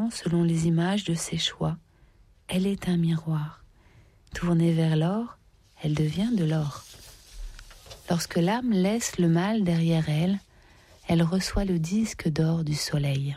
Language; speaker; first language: French; native; French